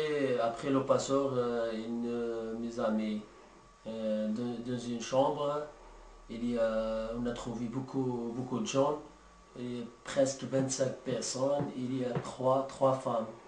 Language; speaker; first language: French; non-native, learner; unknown